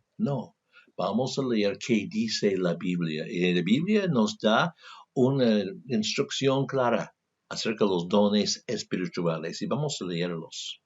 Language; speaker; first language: Spanish; non-native, fluent; English